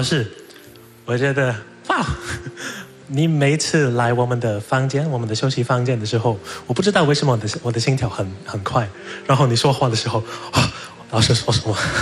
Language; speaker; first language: Chinese; non-native, learner; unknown